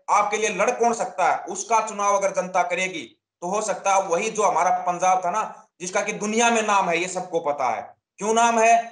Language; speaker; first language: Hindi; native; Hindi